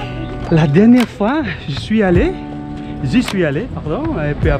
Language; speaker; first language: French; non-native, fluent; Javanese